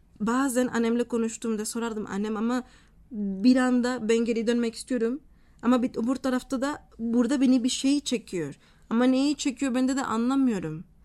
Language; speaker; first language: Turkish; non-native, fluent; Spanish